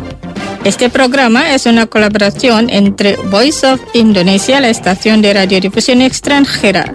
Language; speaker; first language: Spanish; non-native, fluent; Indonesian